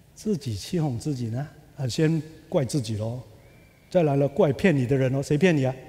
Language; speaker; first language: Chinese; early bilingual, other home language; Cantonese